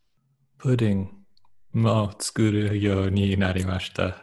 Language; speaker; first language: Japanese; non-native, learner; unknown